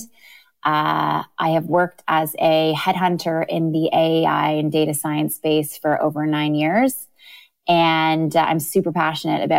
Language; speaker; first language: English; native; English